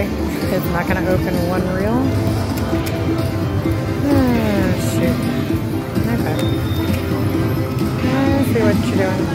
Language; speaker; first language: English; native; English